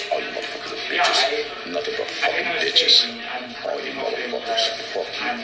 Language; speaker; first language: English; native; English